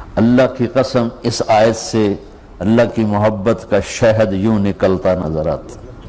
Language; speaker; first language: Urdu; non-native, local second language; Punjabi